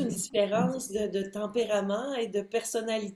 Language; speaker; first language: French; native; French